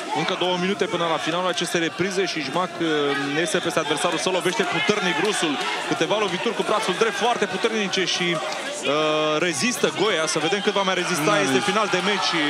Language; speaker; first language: Romanian; native; Romanian